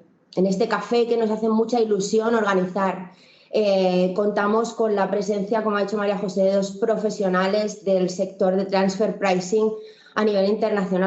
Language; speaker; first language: Spanish; native; Spanish